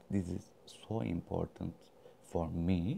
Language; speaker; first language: English; non-native, learner; Turkish